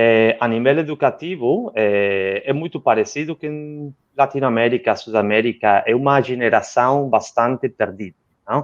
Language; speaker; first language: Portuguese; non-native, learner; Spanish